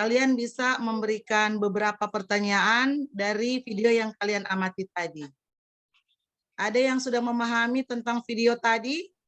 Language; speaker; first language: Indonesian; native; Indonesian